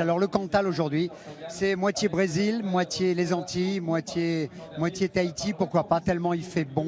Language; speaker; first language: French; native; French